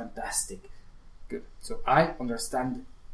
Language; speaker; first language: English; non-native, fluent; Spanish